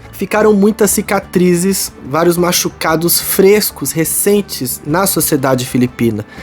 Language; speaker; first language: Portuguese; native; Portuguese